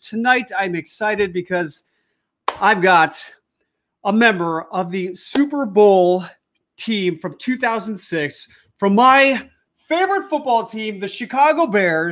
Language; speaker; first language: English; native; English